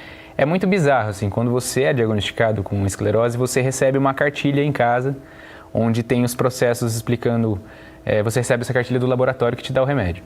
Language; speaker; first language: Portuguese; native; Portuguese